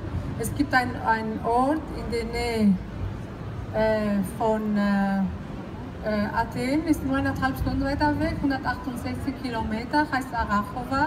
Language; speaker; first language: German; non-native, fluent; Greek